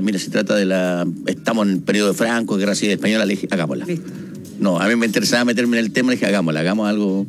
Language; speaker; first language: Spanish; native; Spanish